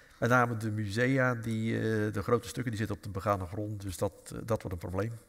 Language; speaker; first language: Dutch; native; Dutch